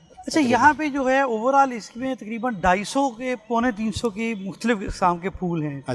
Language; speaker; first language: Urdu; non-native, local second language; Punjabi